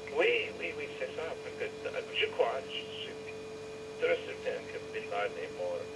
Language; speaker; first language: French; non-native, fluent; English